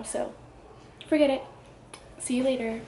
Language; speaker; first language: English; native; English